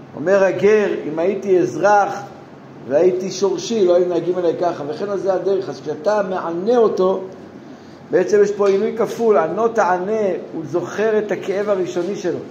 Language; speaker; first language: Hebrew; native; Hebrew